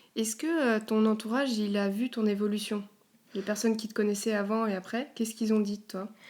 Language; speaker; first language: French; native; French